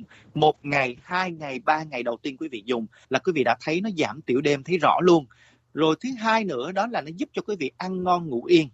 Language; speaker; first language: Vietnamese; native; Vietnamese